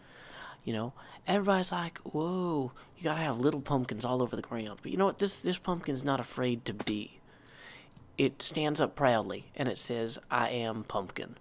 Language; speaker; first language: English; native; English